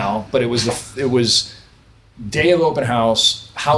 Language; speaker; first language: English; native; English